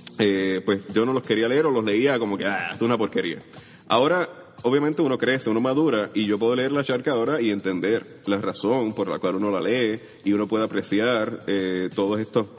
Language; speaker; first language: Spanish; native; Spanish